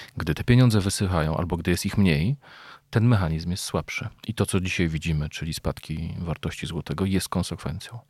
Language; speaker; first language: Polish; native; Polish